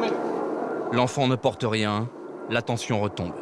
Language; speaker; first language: French; native; French